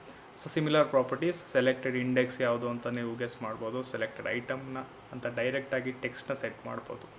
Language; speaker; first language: Kannada; native; Kannada